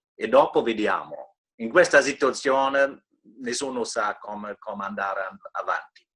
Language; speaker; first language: Italian; non-native, fluent; German